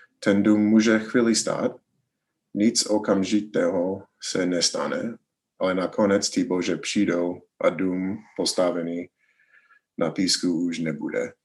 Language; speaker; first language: Czech; non-native, learner; English